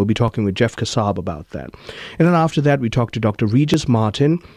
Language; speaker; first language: English; non-native, local second language; Tamil